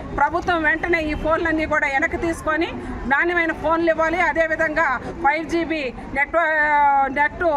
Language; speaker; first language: Telugu; native; Telugu